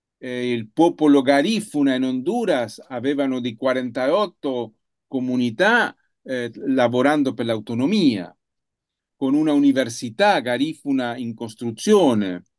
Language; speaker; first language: Italian; non-native, learner; Spanish